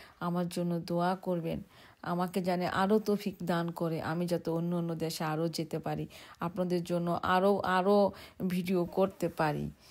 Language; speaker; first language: Bangla; early bilingual, heritage; Bangla